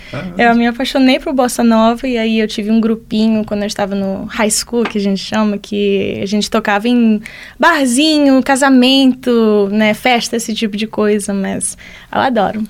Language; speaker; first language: Portuguese; early bilingual, heritage; Portuguese